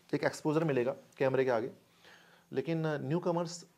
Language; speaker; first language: Hindi; native; Hindi